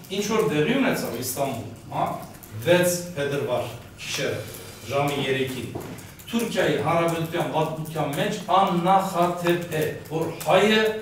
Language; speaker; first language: Armenian; early bilingual, heritage; Armenian